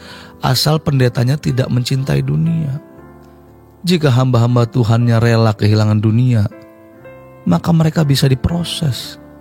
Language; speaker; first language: Indonesian; native; Indonesian